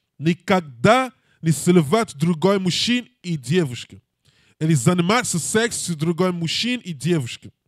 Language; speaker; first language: Russian; non-native, learner; English